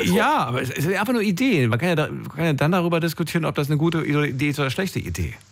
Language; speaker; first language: German; native; German